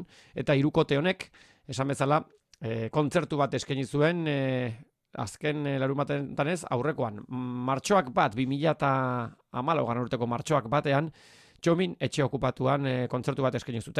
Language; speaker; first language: Basque; native; Basque